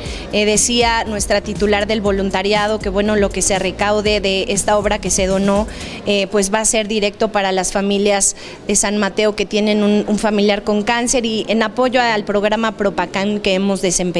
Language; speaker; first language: Spanish; native; Spanish